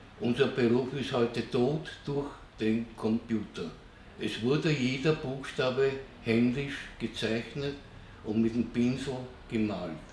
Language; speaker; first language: German; native; German